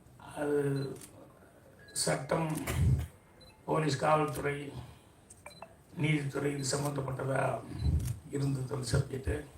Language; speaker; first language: Tamil; native; Tamil